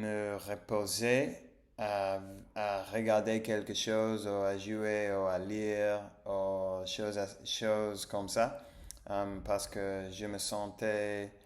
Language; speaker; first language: French; non-native, learner; English